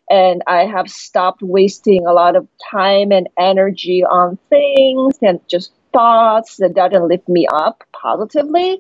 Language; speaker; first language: English; non-native, fluent; Chinese